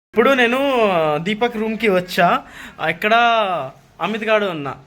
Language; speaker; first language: Telugu; non-native, learner; Hindi